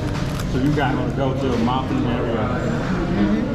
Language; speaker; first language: English; non-native, fluent; Vietnamese